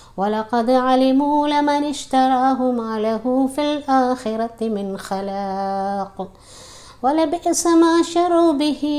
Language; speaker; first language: Arabic; non-native, fluent; Malayalam